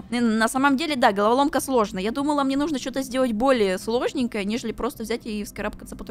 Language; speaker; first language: Russian; native; Russian